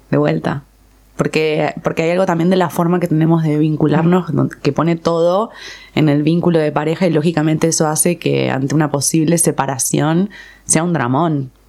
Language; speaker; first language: Spanish; native; Spanish